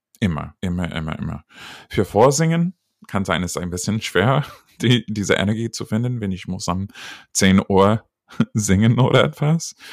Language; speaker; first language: German; non-native, learner; English